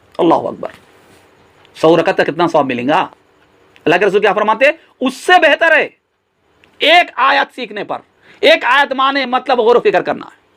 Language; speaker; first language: Urdu; native; Urdu